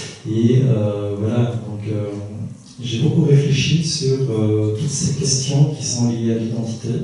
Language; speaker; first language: French; early bilingual, other home language; Korean